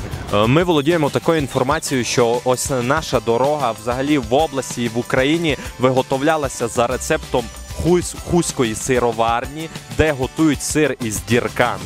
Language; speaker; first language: Ukrainian; native; Ukrainian